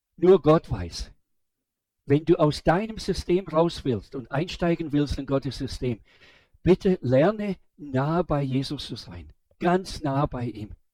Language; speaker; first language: German; non-native, fluent; English